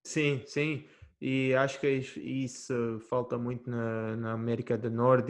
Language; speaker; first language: Portuguese; early bilingual, heritage; Portuguese